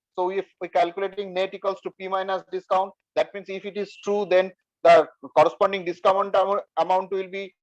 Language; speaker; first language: English; non-native, local second language; Bangla